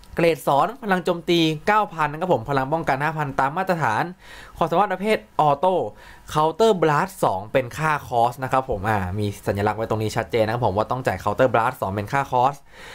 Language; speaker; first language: Thai; native; Thai